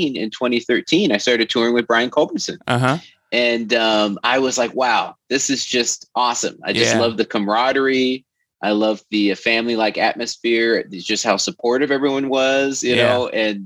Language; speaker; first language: English; native; English